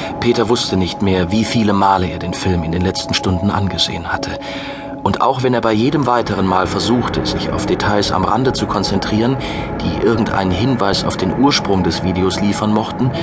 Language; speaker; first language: German; native; German